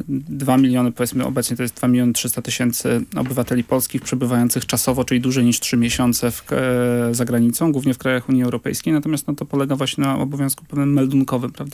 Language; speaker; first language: Polish; native; Polish